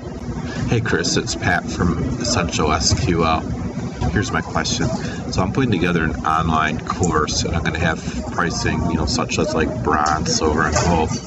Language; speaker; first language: English; native; English